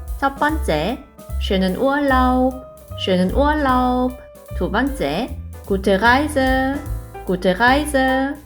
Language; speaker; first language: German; non-native, fluent; Korean